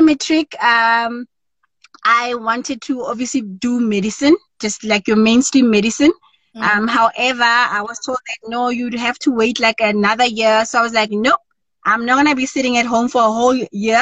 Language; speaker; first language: English; non-native, local second language; Tswana